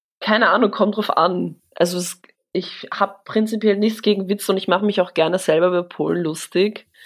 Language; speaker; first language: German; early bilingual, other home language; Polish